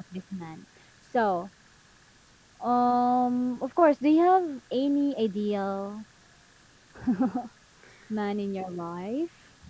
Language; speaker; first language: English; non-native, fluent; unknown